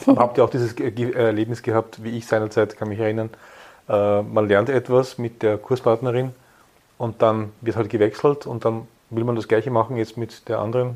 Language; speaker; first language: German; native; German